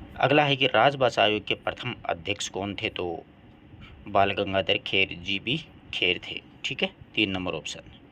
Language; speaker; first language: Hindi; native; Hindi